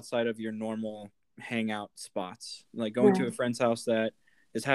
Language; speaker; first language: English; native; English